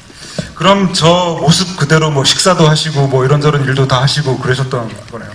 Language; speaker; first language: Korean; native; Korean